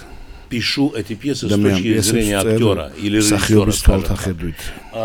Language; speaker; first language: Russian; non-native, fluent; Romanian